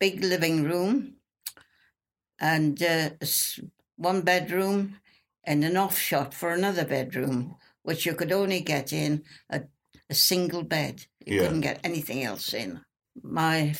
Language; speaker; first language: English; native; English